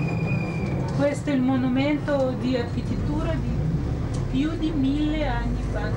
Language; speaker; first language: Italian; non-native, learner; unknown